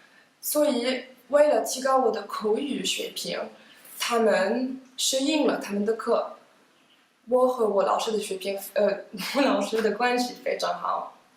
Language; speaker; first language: Chinese; non-native, fluent; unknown